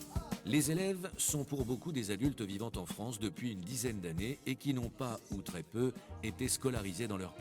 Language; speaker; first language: French; native; French